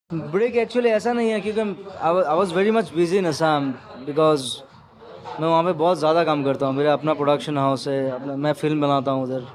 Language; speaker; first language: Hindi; non-native, local second language; Assamese